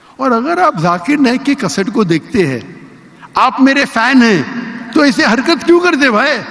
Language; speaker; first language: Urdu; non-native, local second language; Konkani